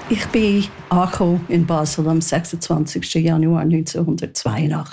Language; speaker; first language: German; non-native, fluent; English